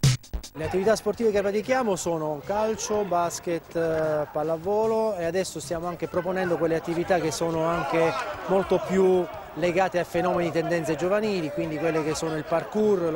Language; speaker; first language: Italian; native; Italian